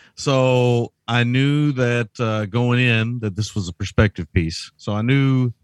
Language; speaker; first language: English; native; English